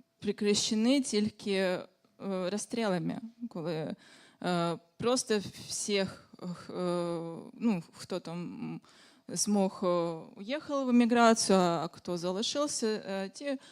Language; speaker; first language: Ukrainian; non-native, fluent; Russian